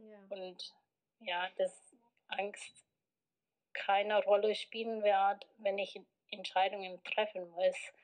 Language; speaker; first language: German; non-native, fluent; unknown